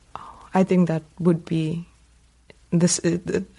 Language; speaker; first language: English; non-native, local second language; Tamil